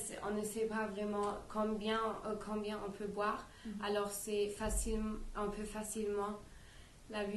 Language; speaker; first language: French; non-native, learner; English